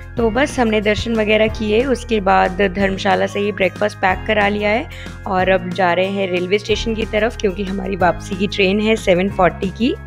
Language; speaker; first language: Hindi; native; Hindi